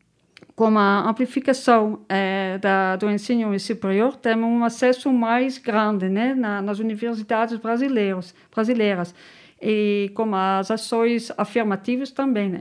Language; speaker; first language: Portuguese; non-native, learner; Dutch